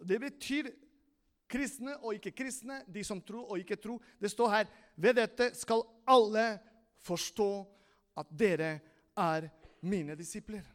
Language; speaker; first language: Norwegian; non-native, fluent; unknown